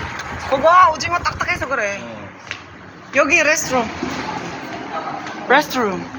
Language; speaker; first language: Korean; non-native, learner; Filipino